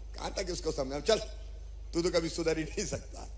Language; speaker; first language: Hindi; native; Hindi